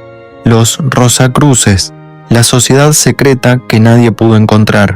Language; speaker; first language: Spanish; native; Spanish